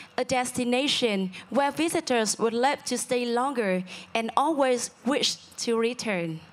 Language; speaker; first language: English; non-native, fluent; Vietnamese